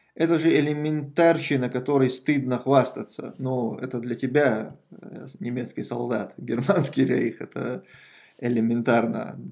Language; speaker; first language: Russian; non-native, local second language; Chechen